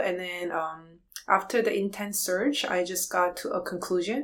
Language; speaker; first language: English; non-native, fluent; Korean